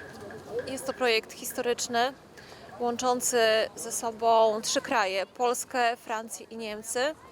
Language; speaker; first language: Polish; native; Polish